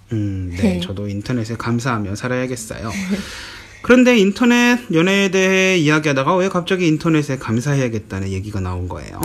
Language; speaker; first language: Korean; native; Korean